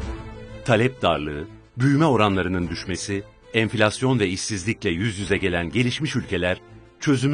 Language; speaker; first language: Turkish; native; Turkish